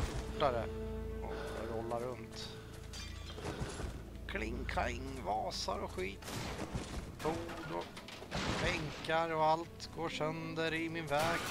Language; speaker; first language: Swedish; native; Swedish